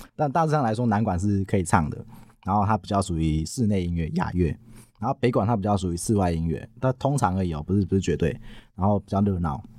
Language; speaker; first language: Chinese; non-native, local second language; Min Nan Chinese